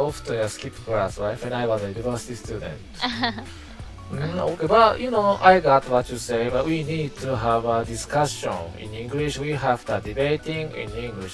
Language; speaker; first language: English; non-native, learner; Japanese